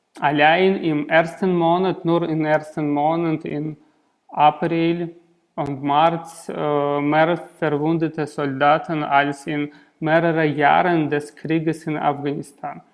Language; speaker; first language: German; non-native, learner; Russian